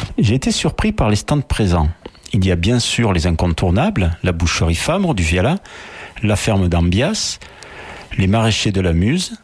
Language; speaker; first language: French; native; French